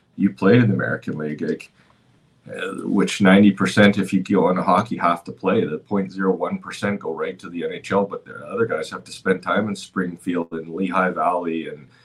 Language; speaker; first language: English; native; English